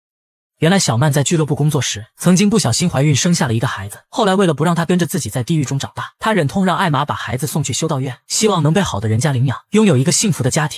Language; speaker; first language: Chinese; native; Chinese